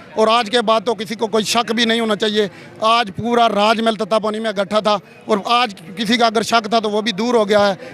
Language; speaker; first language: Urdu; non-native, local second language; Punjabi